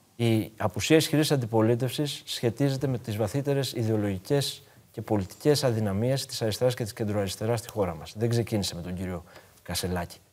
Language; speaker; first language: Greek; native; Greek